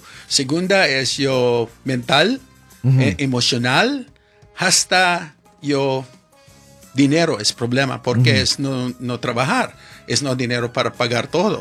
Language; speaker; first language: Spanish; non-native, learner; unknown